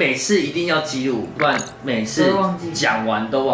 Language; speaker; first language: Chinese; native; Chinese